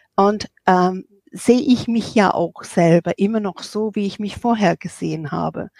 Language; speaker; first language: German; non-native, fluent; English